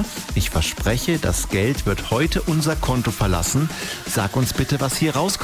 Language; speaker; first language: German; native; German